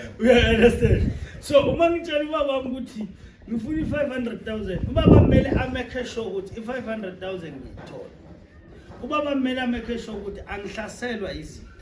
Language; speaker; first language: Zulu; native; Zulu